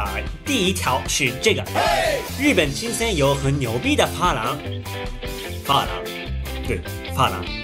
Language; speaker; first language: Chinese; non-native, fluent; Japanese